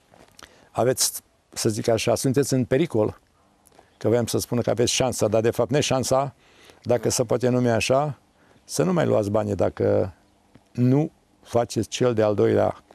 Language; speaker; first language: Romanian; native; Romanian